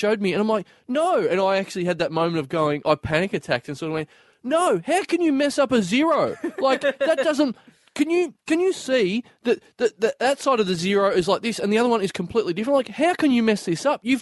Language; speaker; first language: English; native; English